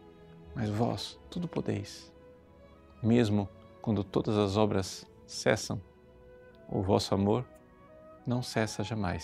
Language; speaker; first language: Portuguese; native; Portuguese